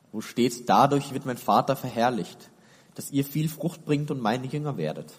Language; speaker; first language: German; native; German